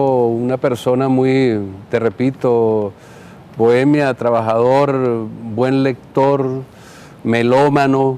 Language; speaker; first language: Spanish; native; Spanish